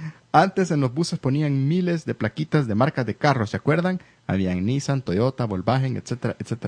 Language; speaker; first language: Spanish; native; Spanish